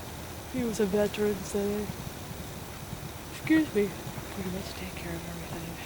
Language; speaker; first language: English; native; English